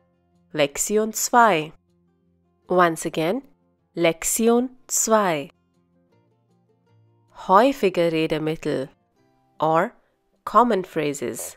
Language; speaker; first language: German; non-native, fluent; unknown